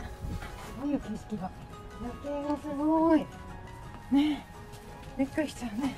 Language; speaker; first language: Japanese; native; Japanese